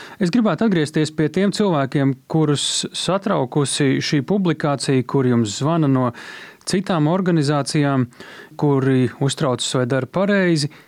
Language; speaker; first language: Latvian; native; Latvian